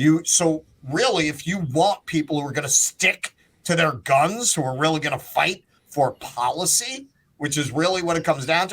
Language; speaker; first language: English; native; English